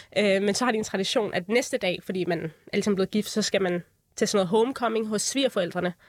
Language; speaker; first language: Danish; early bilingual, other home language; Arabic